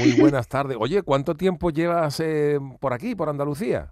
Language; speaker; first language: Spanish; native; Spanish